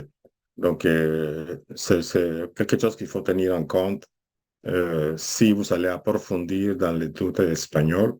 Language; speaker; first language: French; non-native, fluent; Spanish